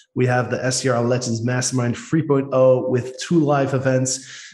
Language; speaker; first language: English; non-native, fluent; Dutch